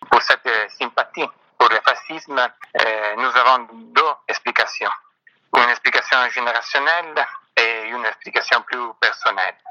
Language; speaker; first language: French; non-native, fluent; Italian